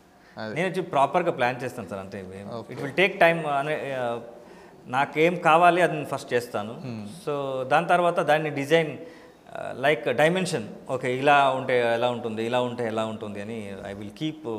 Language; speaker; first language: Telugu; non-native, learner; Kannada